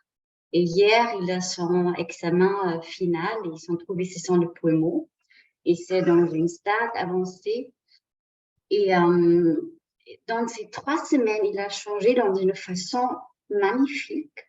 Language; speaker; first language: French; non-native, fluent; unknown